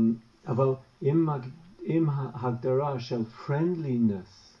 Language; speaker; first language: Hebrew; non-native, fluent; English